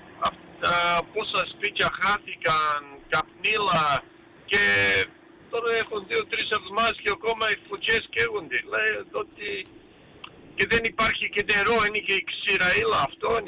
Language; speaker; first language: Greek; early bilingual, heritage; Greek